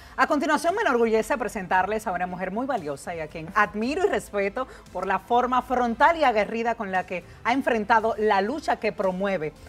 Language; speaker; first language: Spanish; native; Spanish